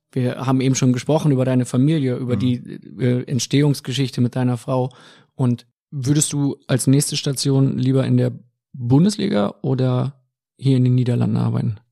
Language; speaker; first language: German; native; German